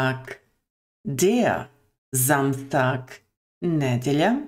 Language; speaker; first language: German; non-native, fluent; Bosnian